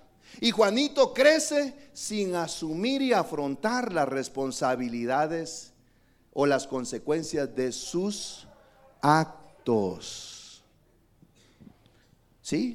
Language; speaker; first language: Spanish; native; Spanish